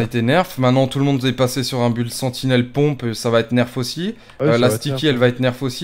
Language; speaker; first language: French; native; French